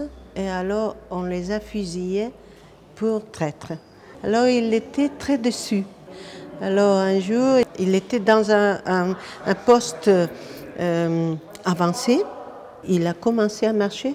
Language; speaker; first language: French; non-native, fluent; Spanish